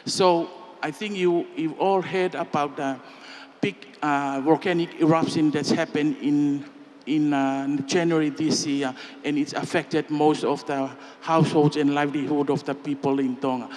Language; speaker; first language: English; non-native, fluent; Tongan